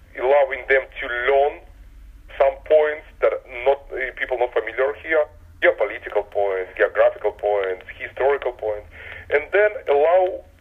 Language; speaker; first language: English; non-native, fluent; Russian